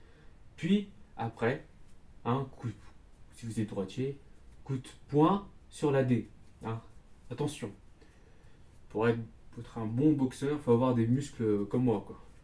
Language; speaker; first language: French; native; French